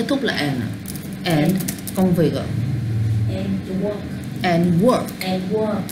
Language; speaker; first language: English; non-native, learner; Vietnamese